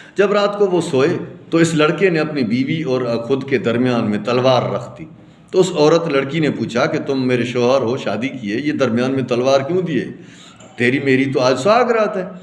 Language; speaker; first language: Urdu; non-native, local second language; Sindhi